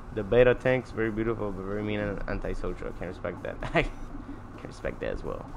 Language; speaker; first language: English; non-native, local second language; Spanish